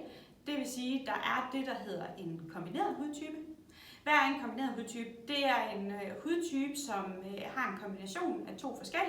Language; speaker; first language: Danish; native; Danish